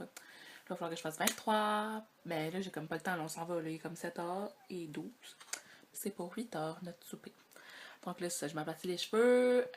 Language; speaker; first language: French; native; French